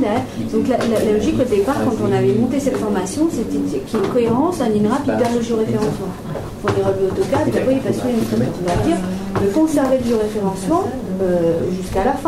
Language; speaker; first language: French; native; French